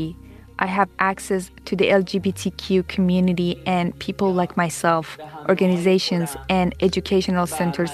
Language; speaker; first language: English; non-native, fluent; Persian